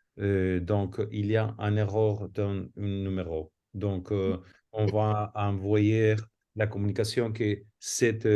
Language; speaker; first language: French; non-native, fluent; Spanish